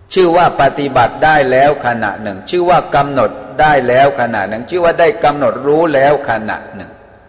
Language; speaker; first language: Thai; native; Thai